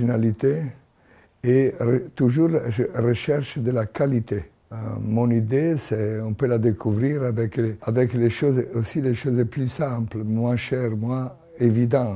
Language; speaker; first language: French; non-native, fluent; Italian